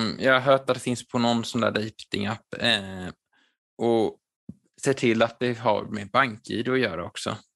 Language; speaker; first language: Swedish; native; Swedish